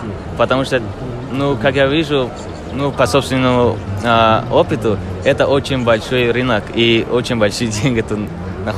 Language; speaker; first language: Russian; non-native, learner; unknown